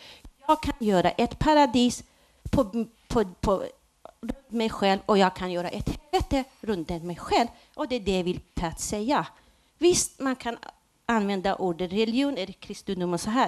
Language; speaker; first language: Swedish; non-native, local second language; Persian